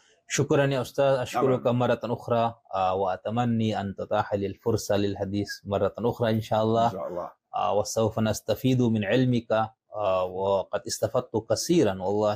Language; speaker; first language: Arabic; non-native, fluent; Urdu